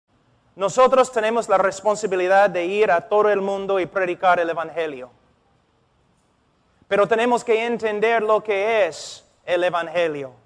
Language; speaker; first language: Spanish; non-native, fluent; English